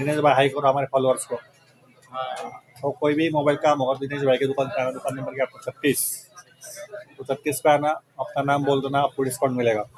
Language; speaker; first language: Hindi; non-native, local second language; Marathi